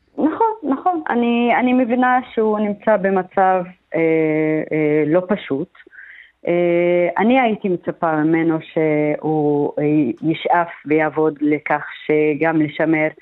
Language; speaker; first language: Hebrew; non-native, local second language; Arabic